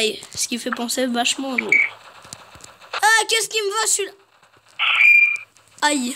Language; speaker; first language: French; native; French